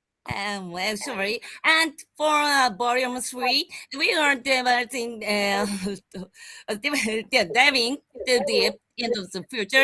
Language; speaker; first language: English; non-native, learner; Japanese